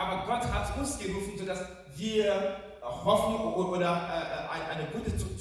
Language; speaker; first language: German; non-native, fluent; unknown